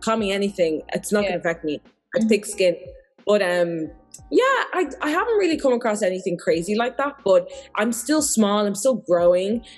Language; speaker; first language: English; native; English